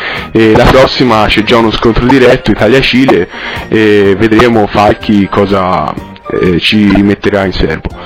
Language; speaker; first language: Italian; native; Italian